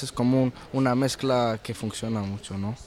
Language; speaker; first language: Spanish; early bilingual, heritage; Arabic